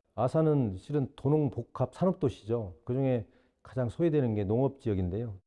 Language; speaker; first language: Korean; native; Korean